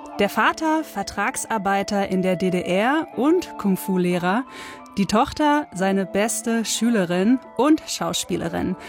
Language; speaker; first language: German; native; German